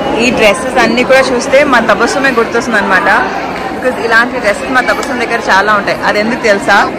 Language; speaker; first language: Telugu; native; Telugu